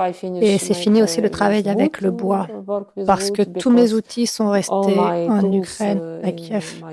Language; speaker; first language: French; non-native, fluent; Ukrainian